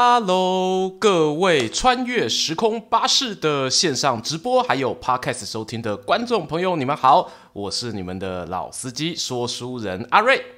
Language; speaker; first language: Chinese; native; Chinese